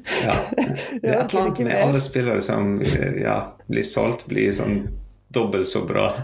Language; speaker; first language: Norwegian; non-native, fluent; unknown